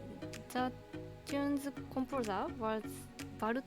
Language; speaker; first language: English; non-native, learner; Japanese